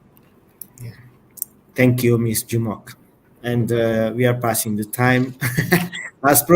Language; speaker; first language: English; non-native, learner; Portuguese